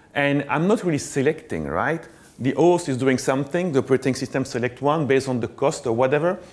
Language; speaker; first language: English; non-native, fluent; French